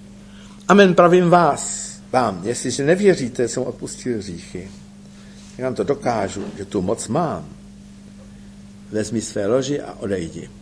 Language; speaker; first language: Czech; native; Czech